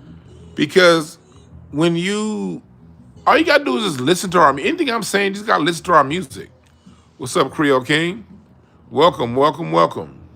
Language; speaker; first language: English; native; English